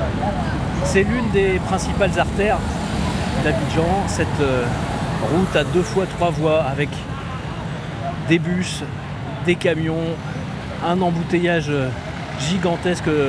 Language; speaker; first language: French; native; French